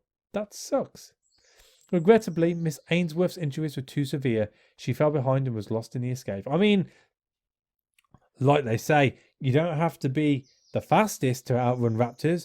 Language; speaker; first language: English; native; English